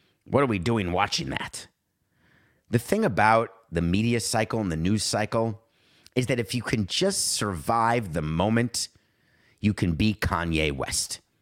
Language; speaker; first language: English; native; English